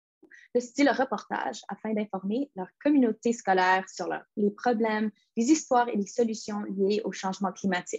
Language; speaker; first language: French; native; French